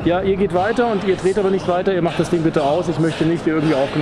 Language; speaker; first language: German; native; German